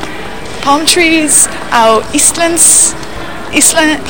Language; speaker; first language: Icelandic; non-native, learner; English